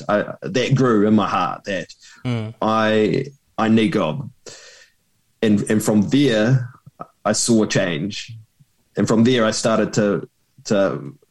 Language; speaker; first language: English; native; English